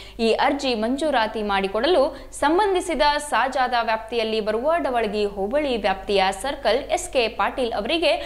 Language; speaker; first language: Kannada; native; Kannada